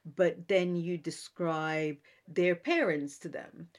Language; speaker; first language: English; non-native, fluent; Hebrew